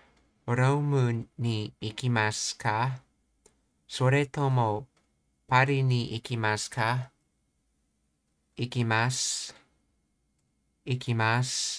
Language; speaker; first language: Japanese; non-native, learner; English